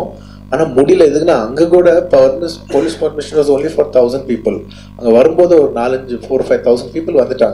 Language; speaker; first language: Tamil; non-native, local second language; Telugu